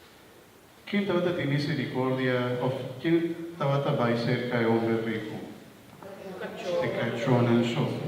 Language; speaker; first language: Spanish; non-native, learner; Papiamento